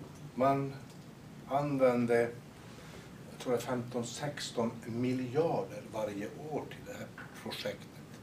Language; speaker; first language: Swedish; native; Swedish